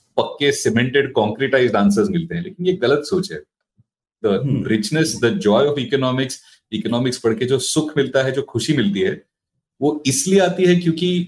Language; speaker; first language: Hindi; non-native, local second language; Marathi